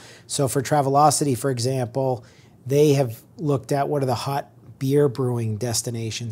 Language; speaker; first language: English; native; English